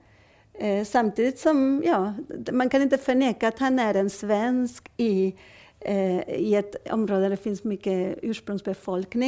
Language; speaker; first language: Swedish; non-native, fluent; Spanish